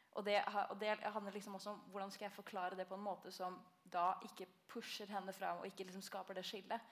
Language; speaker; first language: Norwegian; early bilingual, other home language; Albanian